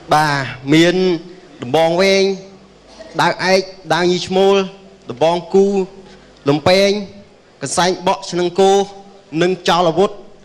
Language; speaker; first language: Khmer; native; Khmer